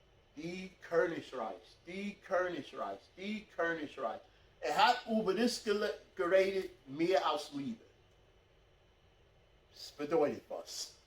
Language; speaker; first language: German; non-native, fluent; English